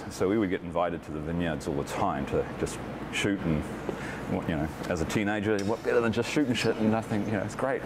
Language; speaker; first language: English; native; English